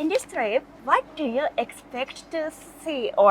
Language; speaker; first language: English; non-native, learner; Japanese